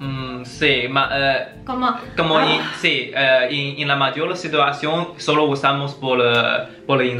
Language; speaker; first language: Spanish; non-native, learner; Chinese